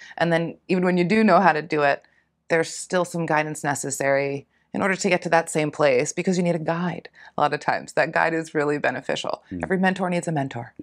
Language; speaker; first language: English; native; English